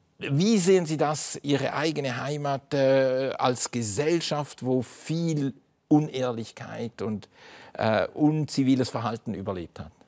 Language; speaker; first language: German; native; German